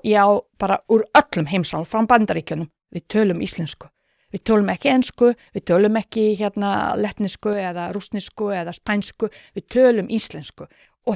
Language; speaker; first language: Icelandic; non-native, fluent; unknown